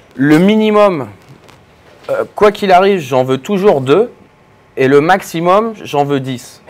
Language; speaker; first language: French; native; French